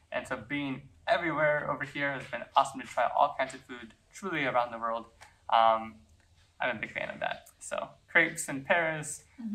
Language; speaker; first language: English; native; English